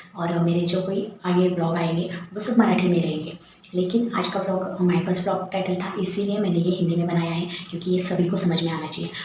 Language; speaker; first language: Hindi; non-native, local second language; Marathi